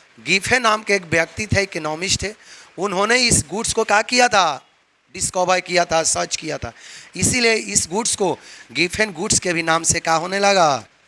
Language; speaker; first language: Hindi; native; Hindi